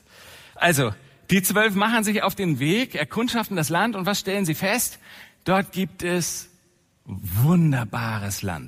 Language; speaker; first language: German; native; German